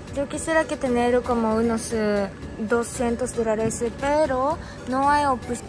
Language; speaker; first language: Spanish; non-native, learner; Japanese